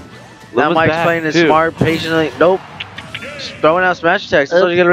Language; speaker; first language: English; native; English